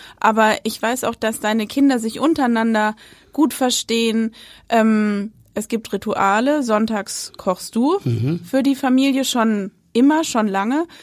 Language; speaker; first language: German; native; German